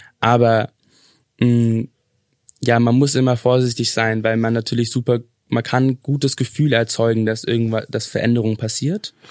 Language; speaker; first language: German; early bilingual, other home language; English